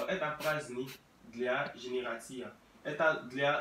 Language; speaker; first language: Russian; non-native, learner; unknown